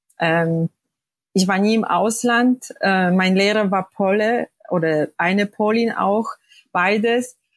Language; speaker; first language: German; non-native, fluent; Polish